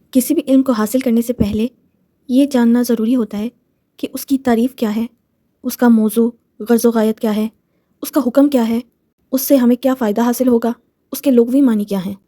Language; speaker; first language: Urdu; native; Urdu